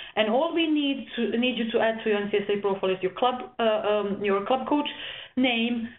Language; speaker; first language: English; non-native, fluent; Serbian